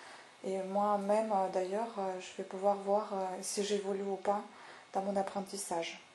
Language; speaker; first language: French; non-native, fluent; Russian